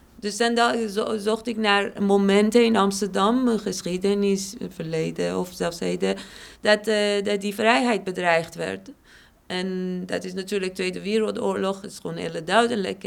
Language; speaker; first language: Dutch; non-native, fluent; Persian